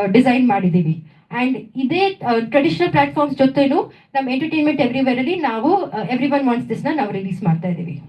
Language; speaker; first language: Kannada; non-native, local second language; Tamil